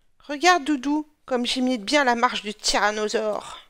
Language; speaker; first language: French; native; French